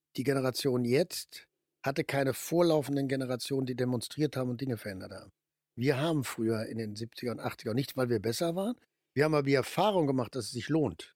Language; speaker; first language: German; native; German